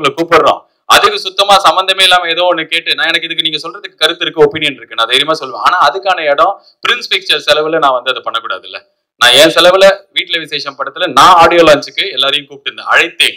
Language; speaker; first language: Tamil; native; Tamil